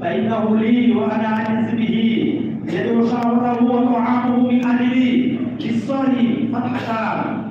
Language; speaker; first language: Arabic; non-native, fluent; Bangla